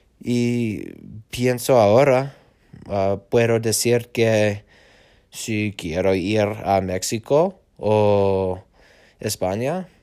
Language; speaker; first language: Spanish; non-native, learner; English